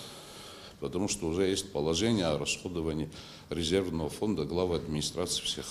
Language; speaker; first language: Russian; non-native, local second language; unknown